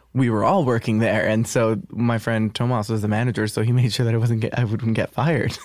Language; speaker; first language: English; native; English